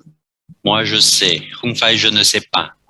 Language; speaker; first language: French; non-native, fluent; Vietnamese